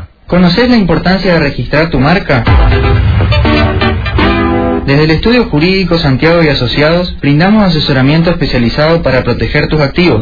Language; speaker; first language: Spanish; native; Spanish